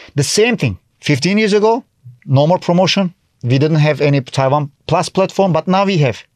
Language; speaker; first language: English; non-native, fluent; Turkish